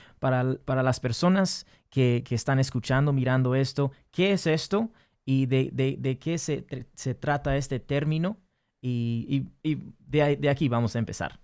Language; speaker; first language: Spanish; early bilingual, heritage; English